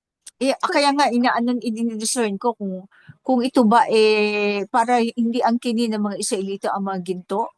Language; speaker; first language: Filipino; native; Filipino